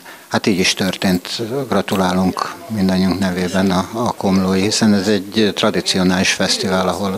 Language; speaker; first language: Hungarian; native; Hungarian